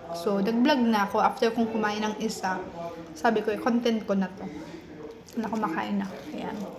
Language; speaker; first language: Filipino; non-native, local second language; Bikol